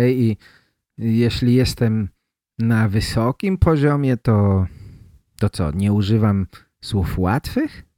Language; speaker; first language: Polish; native; Polish